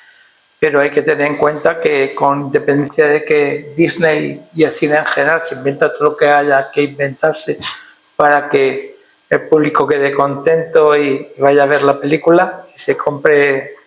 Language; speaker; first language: Spanish; native; Spanish